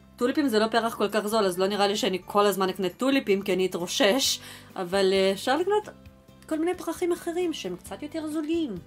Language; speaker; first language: Hebrew; early bilingual, other home language; Russian